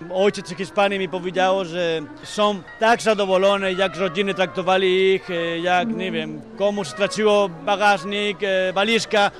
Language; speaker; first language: Polish; non-native, fluent; Spanish